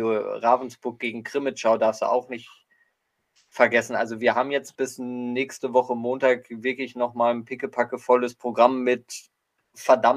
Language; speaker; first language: German; native; German